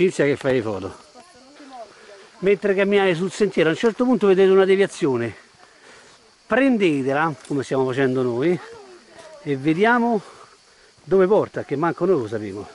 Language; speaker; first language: Italian; native; Italian